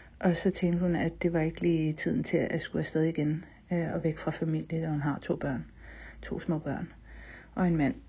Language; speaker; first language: Danish; native; Danish